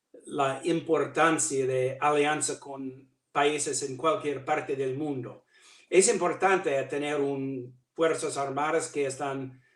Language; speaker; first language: Spanish; non-native, learner; English